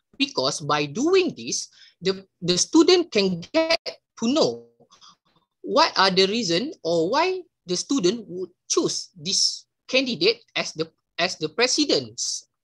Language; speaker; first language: English; non-native, local second language; Malay